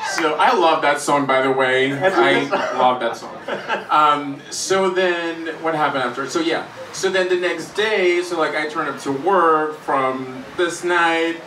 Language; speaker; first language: English; non-native, fluent; French